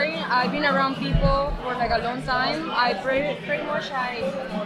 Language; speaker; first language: English; non-native, fluent; Spanish